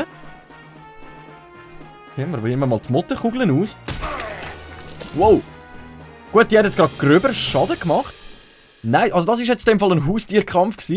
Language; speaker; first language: German; native; German